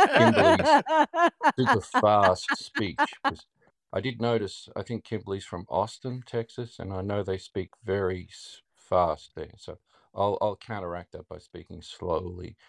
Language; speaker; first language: English; native; English